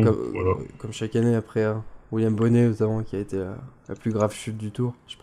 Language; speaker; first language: French; native; French